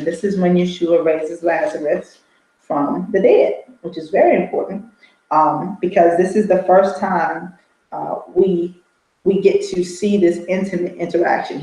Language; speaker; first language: English; native; English